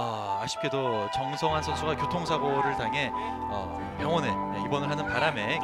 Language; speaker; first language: Korean; native; Korean